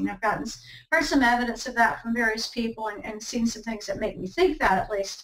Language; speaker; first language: English; native; English